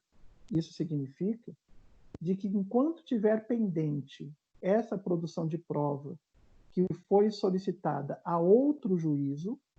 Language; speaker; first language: Portuguese; native; Portuguese